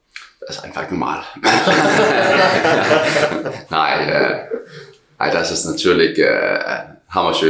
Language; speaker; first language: German; non-native, learner; Danish